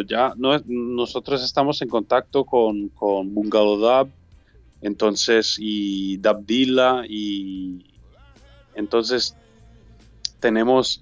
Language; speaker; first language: Spanish; non-native, learner; Italian